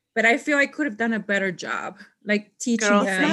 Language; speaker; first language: English; non-native, fluent; Spanish